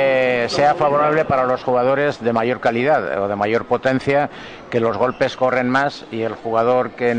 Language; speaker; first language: Spanish; native; Spanish